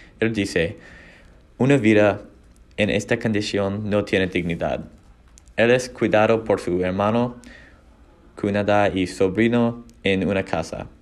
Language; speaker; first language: Spanish; non-native, learner; English